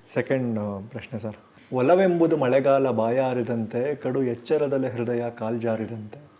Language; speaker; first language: Kannada; native; Kannada